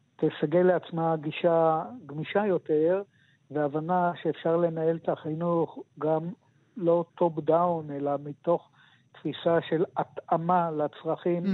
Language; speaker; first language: Hebrew; native; Hebrew